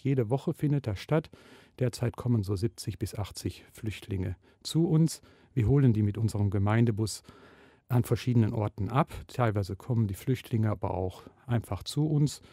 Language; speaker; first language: German; native; German